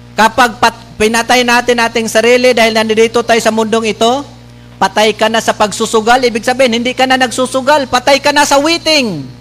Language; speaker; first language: Filipino; non-native, local second language; Bikol